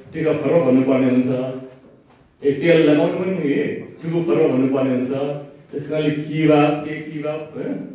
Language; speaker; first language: Nepali; non-native, local second language; Eastern Tamang